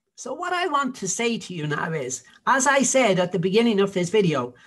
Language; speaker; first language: English; native; English